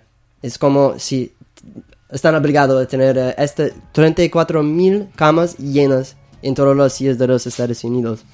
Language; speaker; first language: Spanish; non-native, fluent; English